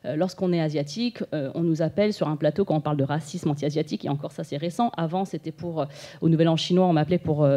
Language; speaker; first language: French; native; French